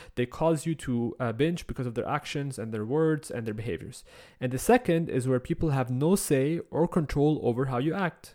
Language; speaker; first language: English; non-native, fluent; Arabic